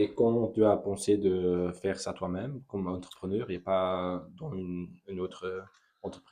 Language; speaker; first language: French; non-native, learner; Dutch